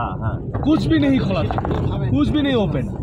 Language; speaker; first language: Hindi; non-native, learner; Bangla